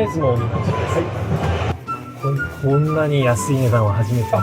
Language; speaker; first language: Japanese; non-native, fluent; Korean